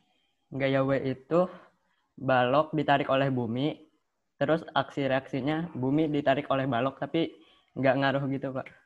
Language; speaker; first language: Indonesian; native; Indonesian